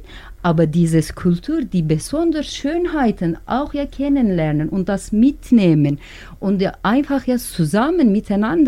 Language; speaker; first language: German; non-native, learner; Turkish